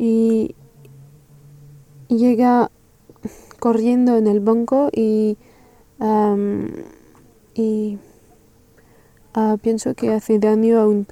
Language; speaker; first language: Spanish; non-native, learner; French